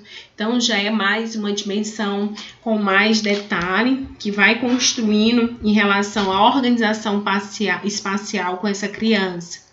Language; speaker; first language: Portuguese; native; Portuguese